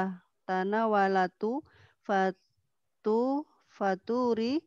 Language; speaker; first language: Arabic; non-native, learner; Indonesian